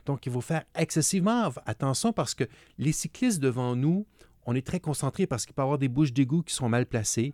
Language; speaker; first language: French; native; French